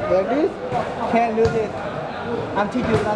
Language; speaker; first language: English; non-native, learner; Thai